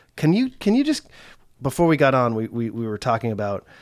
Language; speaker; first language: English; native; English